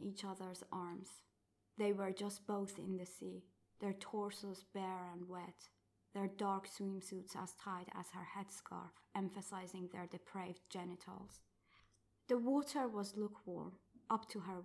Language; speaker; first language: English; non-native, fluent; Persian